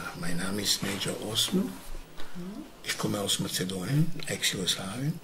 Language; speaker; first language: German; non-native, learner; Romany